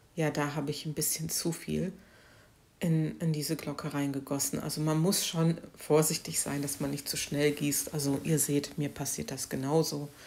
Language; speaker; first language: German; native; German